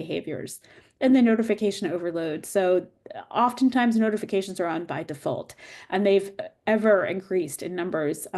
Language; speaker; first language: English; native; English